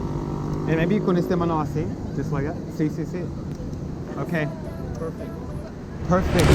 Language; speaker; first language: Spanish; non-native, learner; English